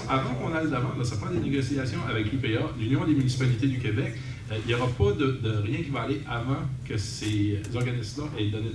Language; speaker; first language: French; native; French